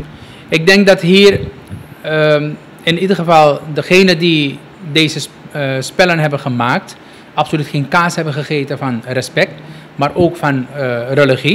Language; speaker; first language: Dutch; native; Dutch